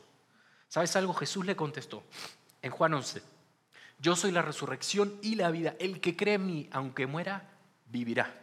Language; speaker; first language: Spanish; native; Spanish